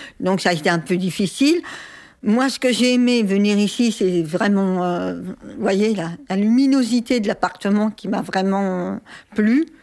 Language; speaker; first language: French; native; French